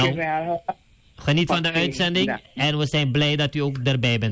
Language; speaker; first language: Dutch; native; Dutch